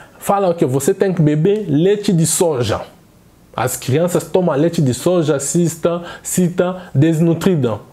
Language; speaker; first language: Portuguese; non-native, fluent; Swahili